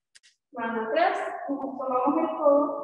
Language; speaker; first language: Spanish; native; Spanish